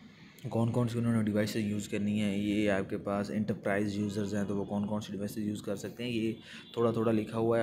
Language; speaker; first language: Hindi; non-native, local second language; Punjabi